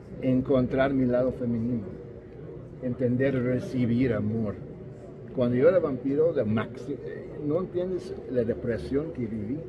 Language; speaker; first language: Spanish; non-native, fluent; English